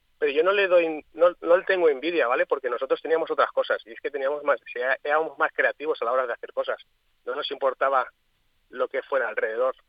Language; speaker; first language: Spanish; native; Spanish